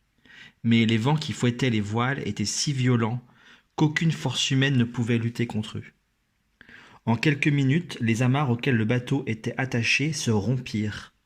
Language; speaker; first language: French; native; French